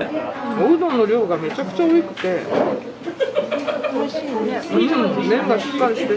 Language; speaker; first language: Japanese; native; Japanese